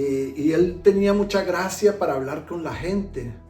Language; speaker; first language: Spanish; native; Spanish